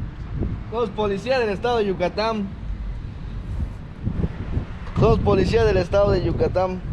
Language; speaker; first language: Spanish; native; Spanish